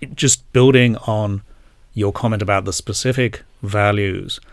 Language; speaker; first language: English; native; English